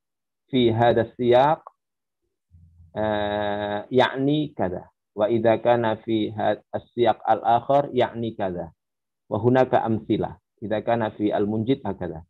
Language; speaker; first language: Arabic; non-native, fluent; Indonesian